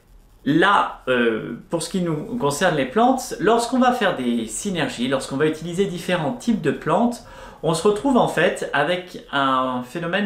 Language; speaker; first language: French; native; French